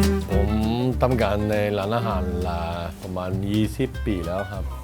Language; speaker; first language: Thai; non-native, learner; Italian